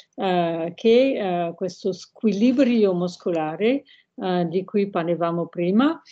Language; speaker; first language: Italian; non-native, fluent; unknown